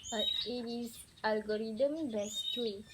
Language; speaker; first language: English; non-native, learner; Malay